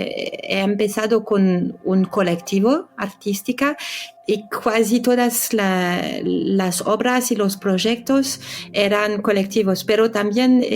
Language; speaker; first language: Spanish; non-native, fluent; French